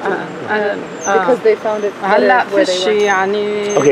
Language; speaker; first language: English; non-native, learner; Arabic